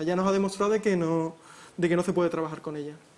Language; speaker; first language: Spanish; native; Spanish